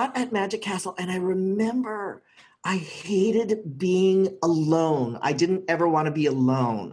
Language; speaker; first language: English; native; English